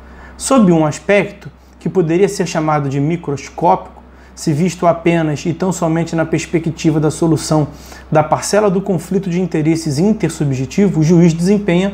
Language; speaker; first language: Portuguese; native; Portuguese